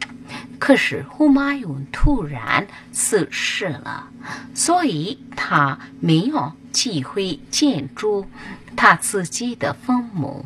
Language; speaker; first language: Chinese; non-native, fluent; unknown